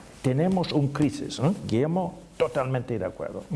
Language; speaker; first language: Spanish; non-native, learner; English